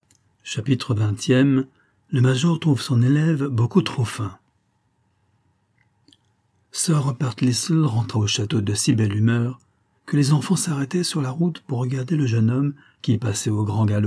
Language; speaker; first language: French; native; French